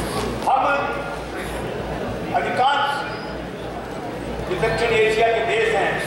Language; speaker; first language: Hindi; native; Hindi